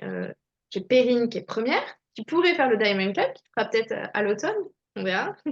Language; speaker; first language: French; native; French